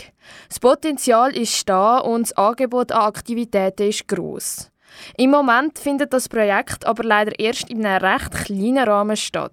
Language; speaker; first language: German; native; German